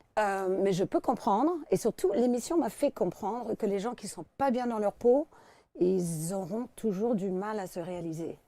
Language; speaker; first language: French; non-native, fluent; English